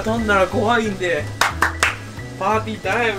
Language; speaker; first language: Japanese; native; Japanese